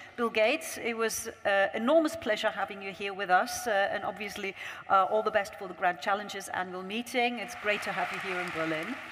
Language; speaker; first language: English; non-native, fluent; German